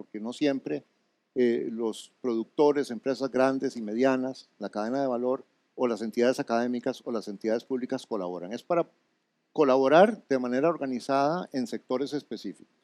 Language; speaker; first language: Spanish; native; Spanish